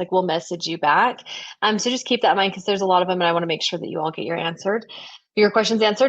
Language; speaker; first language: English; native; English